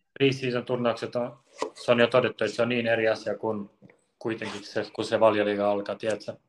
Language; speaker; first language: Finnish; early bilingual, other home language; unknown